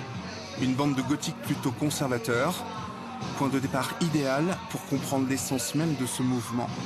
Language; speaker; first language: French; native; French